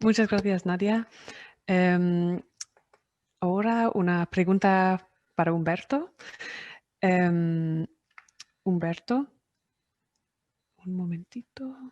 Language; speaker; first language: Spanish; non-native, fluent; English